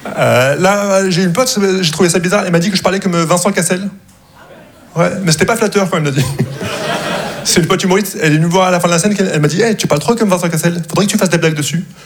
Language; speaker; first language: French; early bilingual, other home language; Arabic